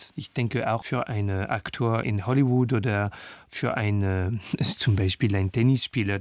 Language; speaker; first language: German; non-native, fluent; French